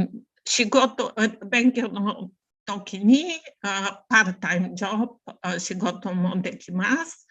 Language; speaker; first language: Japanese; non-native, learner; Bulgarian